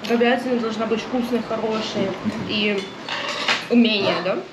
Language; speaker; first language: Russian; native; Russian